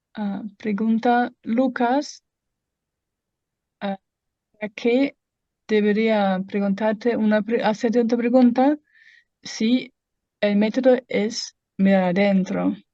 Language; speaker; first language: Spanish; non-native, fluent; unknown